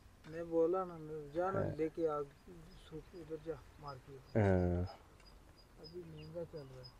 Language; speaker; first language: Hindi; non-native, learner; Bangla